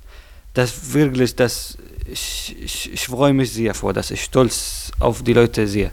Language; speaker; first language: German; non-native, learner; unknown